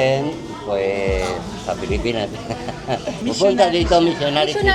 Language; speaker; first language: Filipino; non-native, learner; Spanish